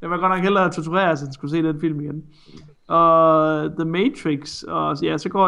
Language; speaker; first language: Danish; native; Danish